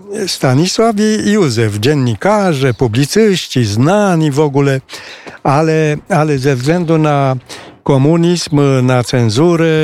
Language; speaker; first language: Polish; non-native, fluent; Romanian